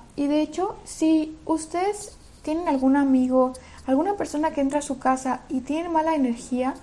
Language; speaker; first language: Spanish; early bilingual, other home language; Russian